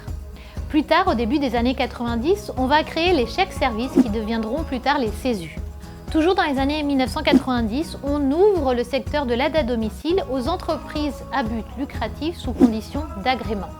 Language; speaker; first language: French; native; French